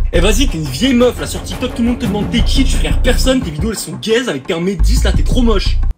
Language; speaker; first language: French; native; French